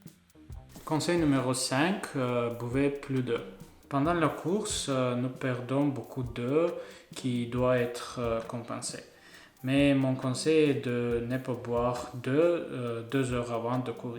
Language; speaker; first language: French; non-native, learner; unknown